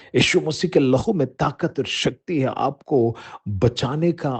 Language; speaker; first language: Hindi; non-native, local second language; Telugu